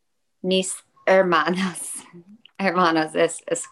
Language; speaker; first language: Spanish; non-native, learner; English